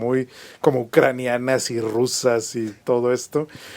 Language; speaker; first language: Spanish; native; Spanish